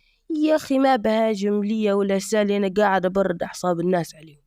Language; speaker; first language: Arabic; native; Arabic